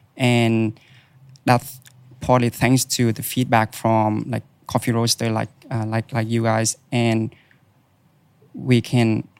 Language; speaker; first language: English; non-native, fluent; Vietnamese